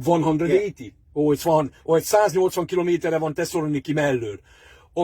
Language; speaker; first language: English; non-native, fluent; Hungarian